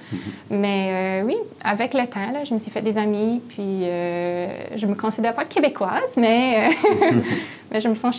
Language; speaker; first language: French; non-native, fluent; English